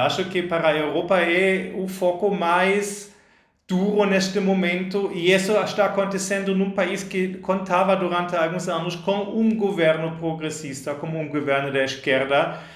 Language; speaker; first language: Portuguese; non-native, fluent; German